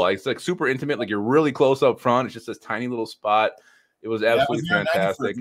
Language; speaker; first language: English; native; English